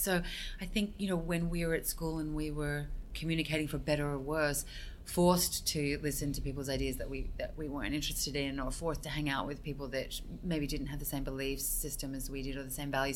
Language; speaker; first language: English; native; English